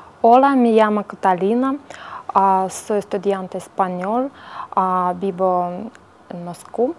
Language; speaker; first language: Spanish; non-native, learner; Russian